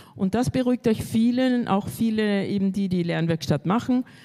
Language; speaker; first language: German; early bilingual, other home language; Spanish